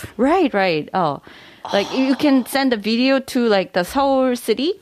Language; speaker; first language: English; non-native, fluent; Korean